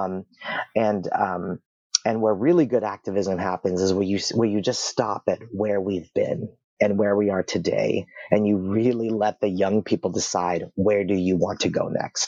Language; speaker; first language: English; native; English